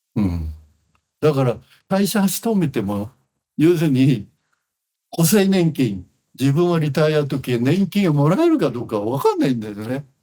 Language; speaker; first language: Japanese; non-native, fluent; Khmer